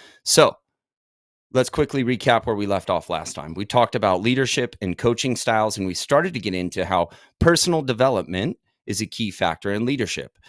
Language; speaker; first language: English; native; English